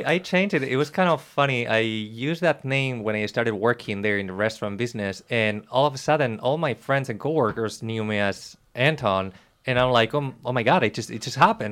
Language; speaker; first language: English; non-native, fluent; Basque